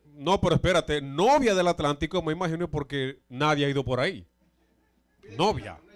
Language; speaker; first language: Spanish; native; Spanish